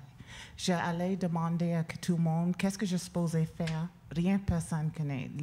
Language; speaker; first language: French; non-native, learner; English